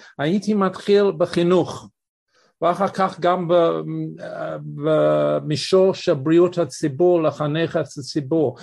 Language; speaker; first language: Hebrew; non-native, fluent; English